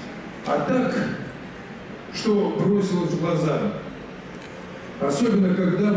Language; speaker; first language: Russian; native; Russian